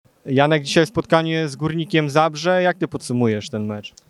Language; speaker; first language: Polish; native; Polish